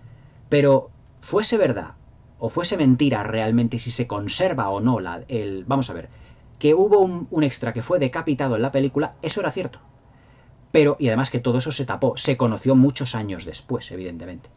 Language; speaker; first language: Spanish; native; Spanish